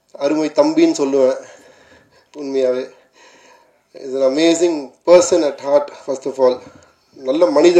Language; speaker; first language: Tamil; native; Tamil